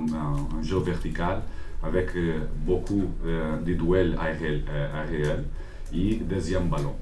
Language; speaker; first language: French; non-native, learner; Portuguese